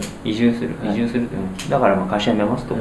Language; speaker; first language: Japanese; native; Japanese